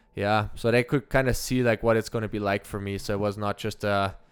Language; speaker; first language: English; early bilingual, other home language; German